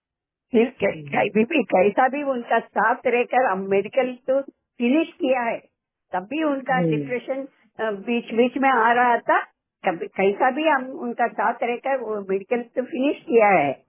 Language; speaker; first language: Hindi; non-native, local second language; Tamil